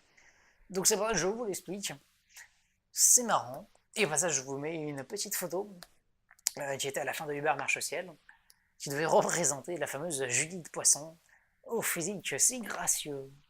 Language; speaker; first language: French; native; French